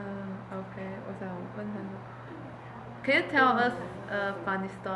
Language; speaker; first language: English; non-native, learner; Chinese